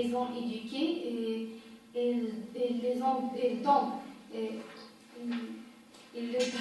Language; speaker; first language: French; non-native, learner; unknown